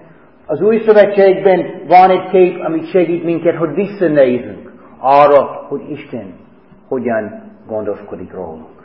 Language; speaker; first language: Hungarian; non-native, fluent; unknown